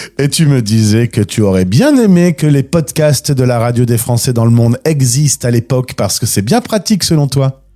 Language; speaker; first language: French; native; French